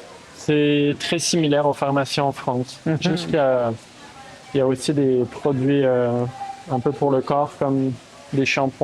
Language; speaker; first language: French; native; French